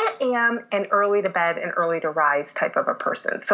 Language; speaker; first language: English; native; English